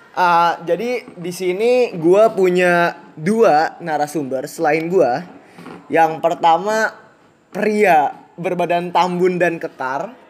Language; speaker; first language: Indonesian; native; Indonesian